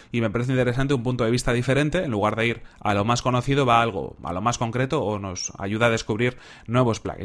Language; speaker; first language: Spanish; native; Spanish